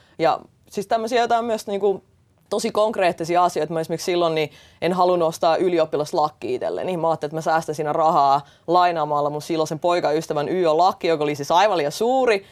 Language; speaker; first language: Finnish; early bilingual, other home language; Russian